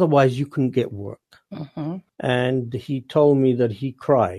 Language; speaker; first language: English; non-native, local second language; Punjabi